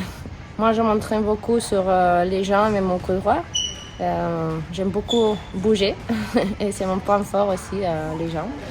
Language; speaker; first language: French; non-native, fluent; Spanish